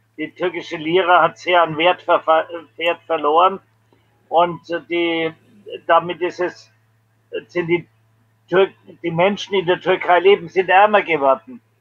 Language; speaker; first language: German; native; German